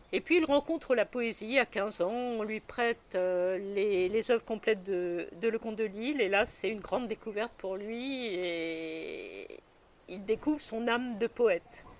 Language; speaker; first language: French; native; French